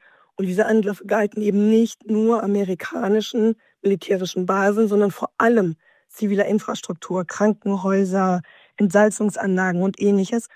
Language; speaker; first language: German; native; German